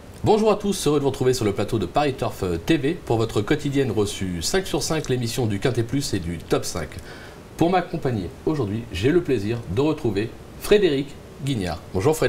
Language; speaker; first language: French; native; French